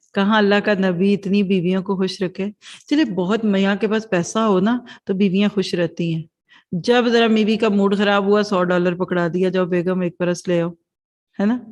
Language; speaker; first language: Urdu; non-native, local second language; Punjabi